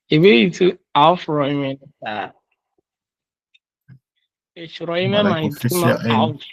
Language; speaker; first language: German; non-native, learner; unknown